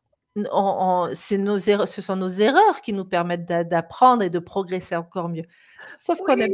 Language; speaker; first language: French; native; French